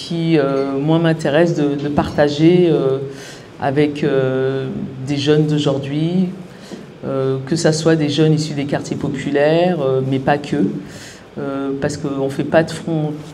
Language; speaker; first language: French; native; French